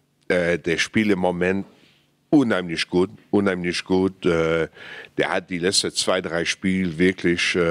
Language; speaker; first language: German; non-native, fluent; English